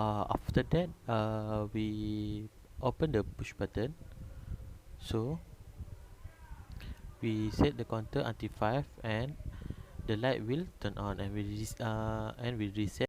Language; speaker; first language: English; non-native, local second language; Malay